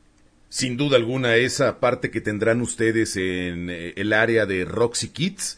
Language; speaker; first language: Spanish; native; Spanish